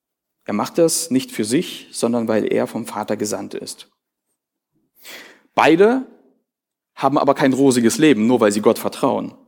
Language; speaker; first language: German; native; German